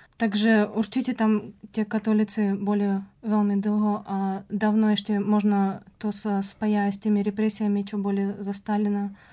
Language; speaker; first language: Slovak; non-native, fluent; Russian